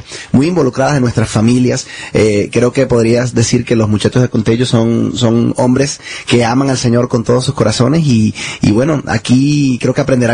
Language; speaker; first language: Spanish; early bilingual, heritage; Spanish